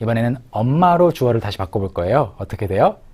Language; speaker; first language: Korean; native; Korean